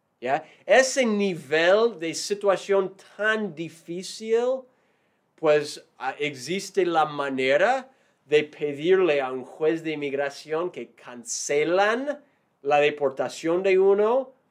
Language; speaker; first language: Spanish; non-native, fluent; English